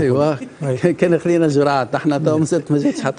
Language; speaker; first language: Arabic; native; Arabic